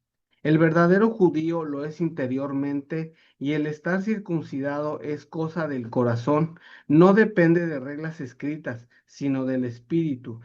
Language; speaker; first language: Spanish; native; Spanish